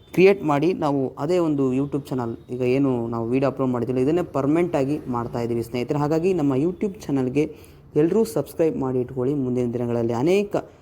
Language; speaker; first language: Kannada; native; Kannada